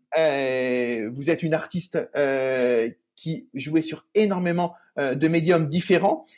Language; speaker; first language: French; native; French